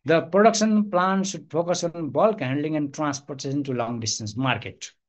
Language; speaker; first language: English; non-native, local second language; Nepali